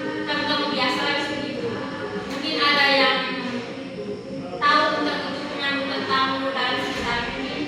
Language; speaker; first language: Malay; non-native, local second language; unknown